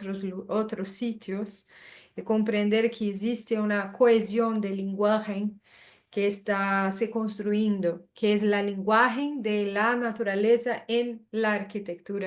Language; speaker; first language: Spanish; non-native, learner; Portuguese